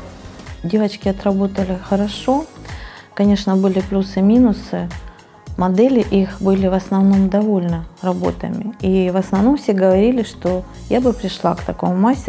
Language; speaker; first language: Russian; native; Russian